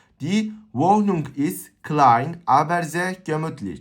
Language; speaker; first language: German; non-native, learner; Turkish